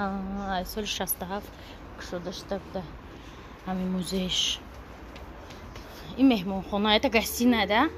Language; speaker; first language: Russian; non-native, local second language; Tajik